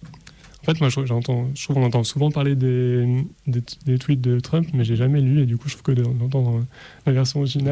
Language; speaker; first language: French; native; French